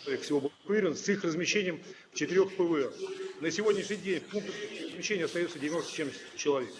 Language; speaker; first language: Russian; native; Russian